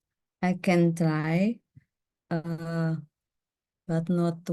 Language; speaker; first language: English; non-native, learner; Indonesian